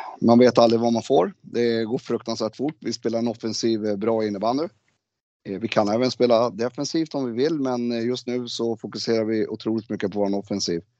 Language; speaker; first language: Swedish; native; Swedish